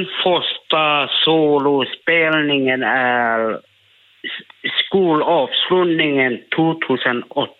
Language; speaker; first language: Swedish; non-native, learner; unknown